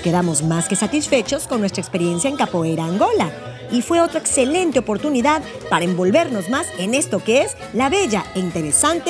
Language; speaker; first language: Spanish; native; Spanish